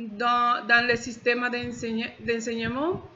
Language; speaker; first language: French; non-native, fluent; Spanish